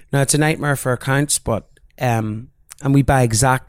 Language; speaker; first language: English; native; English